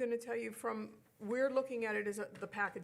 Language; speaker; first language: English; native; English